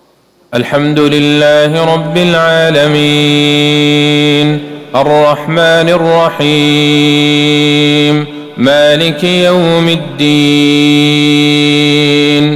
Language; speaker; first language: Arabic; native; Arabic